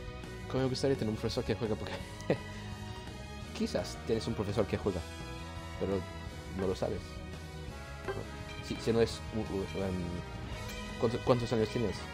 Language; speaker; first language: Spanish; non-native, learner; French